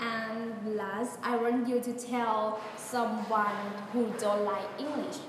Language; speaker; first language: English; non-native, learner; Thai